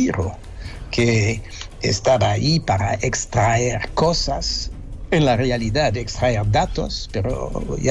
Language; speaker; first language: Spanish; non-native, fluent; French